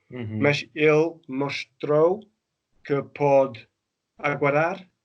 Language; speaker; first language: Portuguese; non-native, fluent; English